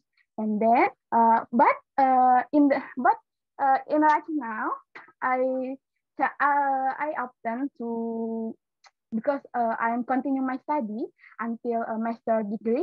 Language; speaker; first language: English; non-native, learner; Indonesian